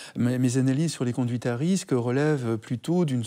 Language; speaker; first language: French; native; French